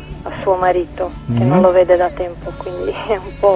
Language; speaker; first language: Italian; non-native, fluent; Croatian